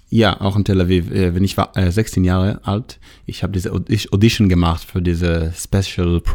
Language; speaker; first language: German; non-native, learner; Hebrew